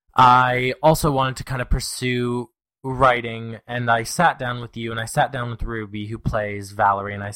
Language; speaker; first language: English; native; English